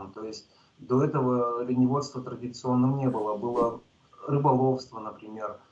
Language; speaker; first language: Russian; native; Russian